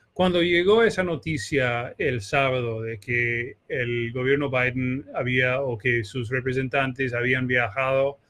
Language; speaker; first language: Spanish; non-native, fluent; English